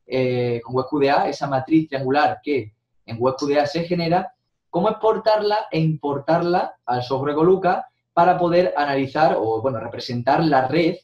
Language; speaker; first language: Spanish; native; Spanish